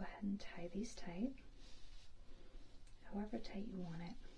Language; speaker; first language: English; native; English